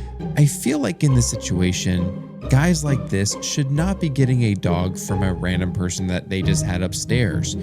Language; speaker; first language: English; native; English